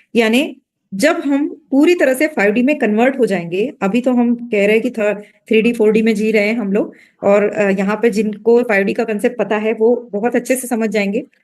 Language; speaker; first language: Hindi; non-native, local second language; Marathi